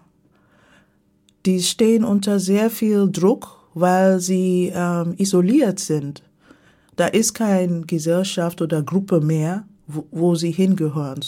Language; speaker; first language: German; non-native, fluent; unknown